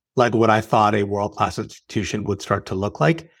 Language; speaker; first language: English; early bilingual, other home language; Arabic